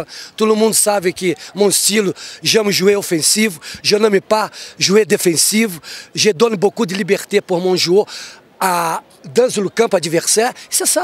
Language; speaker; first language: French; non-native, fluent; Portuguese